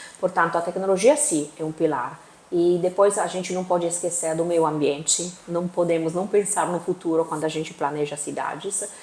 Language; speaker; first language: Portuguese; non-native, fluent; Italian